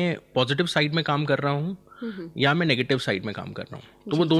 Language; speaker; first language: Hindi; native; Hindi